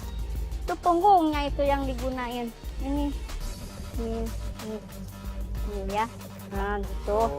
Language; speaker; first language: Indonesian; native; Indonesian